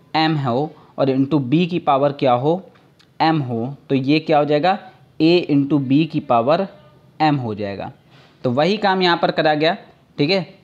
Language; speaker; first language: Hindi; native; Hindi